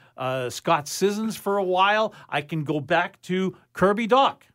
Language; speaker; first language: English; native; English